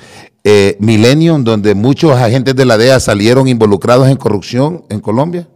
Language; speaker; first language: Spanish; native; Spanish